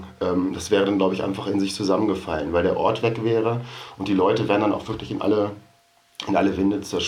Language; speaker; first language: German; native; German